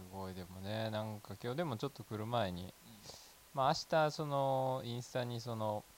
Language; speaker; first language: Japanese; native; Japanese